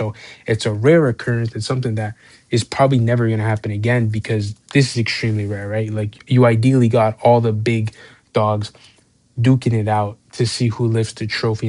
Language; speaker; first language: English; native; English